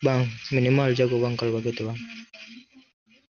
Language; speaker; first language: Indonesian; native; Indonesian